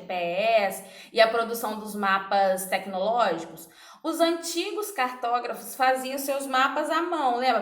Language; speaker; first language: Portuguese; native; Portuguese